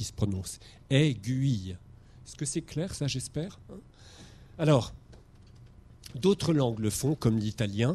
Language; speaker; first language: French; native; French